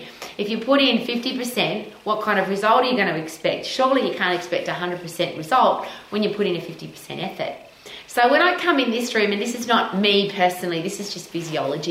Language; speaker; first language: English; native; English